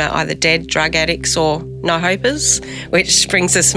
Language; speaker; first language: English; native; English